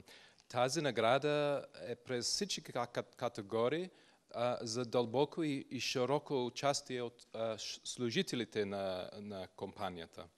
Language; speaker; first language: Bulgarian; non-native, fluent; English